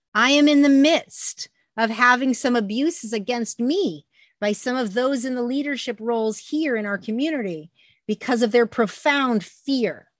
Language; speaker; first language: English; native; English